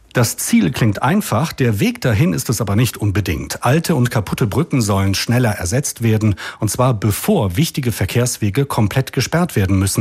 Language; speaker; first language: German; native; German